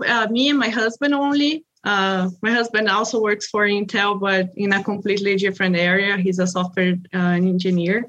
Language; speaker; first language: English; non-native, fluent; Portuguese